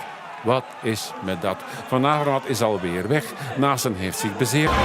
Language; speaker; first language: Dutch; native; Dutch